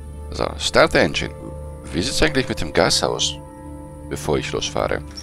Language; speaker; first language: German; native; German